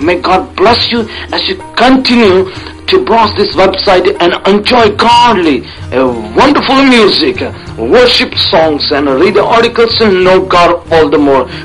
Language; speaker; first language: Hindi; non-native, local second language; Punjabi